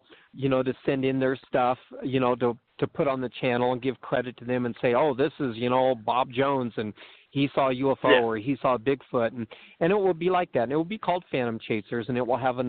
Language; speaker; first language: English; native; English